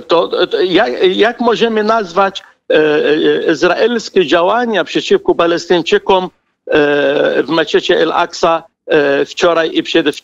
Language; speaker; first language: Polish; non-native, fluent; Arabic